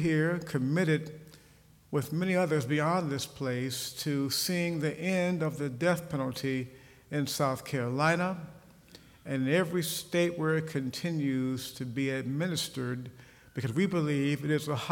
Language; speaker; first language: English; native; English